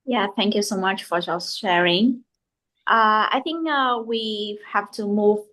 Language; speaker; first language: English; non-native, fluent; Vietnamese